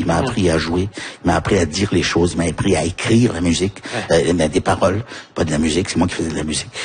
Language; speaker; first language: French; early bilingual, heritage; French